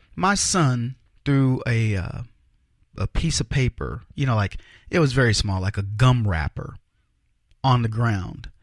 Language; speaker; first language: English; native; English